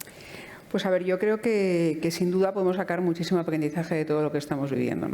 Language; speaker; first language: Spanish; native; Spanish